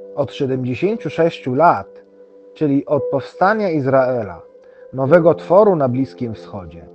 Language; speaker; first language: Polish; non-native, fluent; Arabic